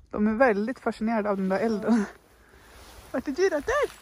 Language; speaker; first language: Swedish; native; Swedish